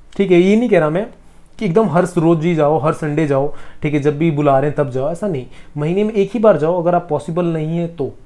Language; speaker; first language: Hindi; native; Hindi